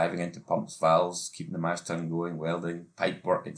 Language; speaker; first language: English; native; English